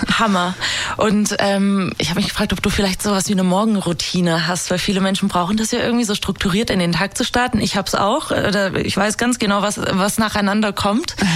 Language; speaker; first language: German; native; German